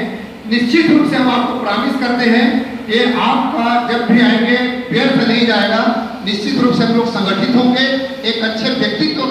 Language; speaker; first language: Hindi; native; Hindi